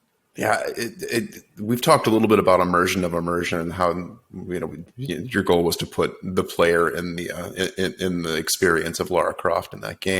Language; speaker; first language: English; native; English